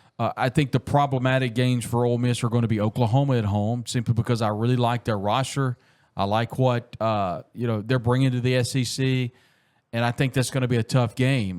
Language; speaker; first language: English; native; English